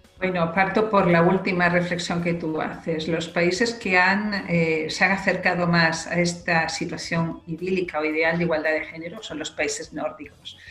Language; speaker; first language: Spanish; native; Spanish